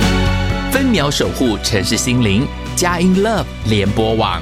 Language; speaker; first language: Chinese; native; Chinese